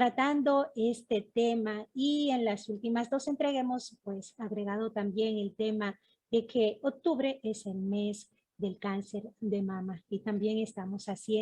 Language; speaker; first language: Spanish; native; Spanish